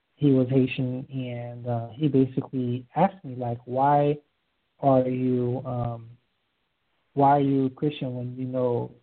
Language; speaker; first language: English; early bilingual, other home language; Haitian Creole